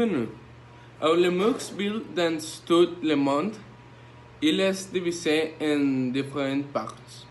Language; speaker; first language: French; non-native, learner; Spanish